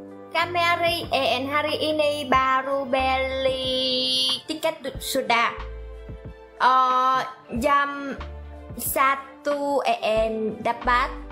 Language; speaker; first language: Indonesian; non-native, learner; Vietnamese